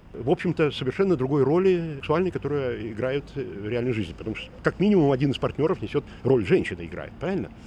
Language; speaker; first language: Russian; native; Russian